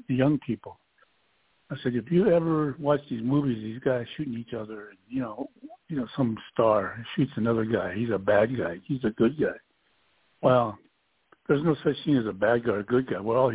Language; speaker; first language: English; early bilingual, other home language; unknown